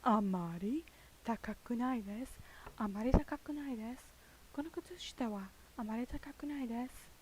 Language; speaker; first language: Japanese; non-native, learner; English